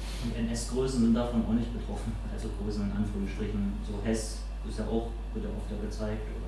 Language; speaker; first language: German; native; German